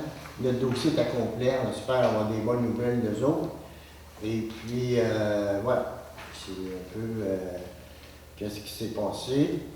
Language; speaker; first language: French; native; French